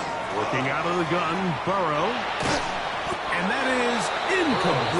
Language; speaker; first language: English; native; English